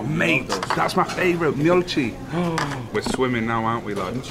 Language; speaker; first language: English; native; English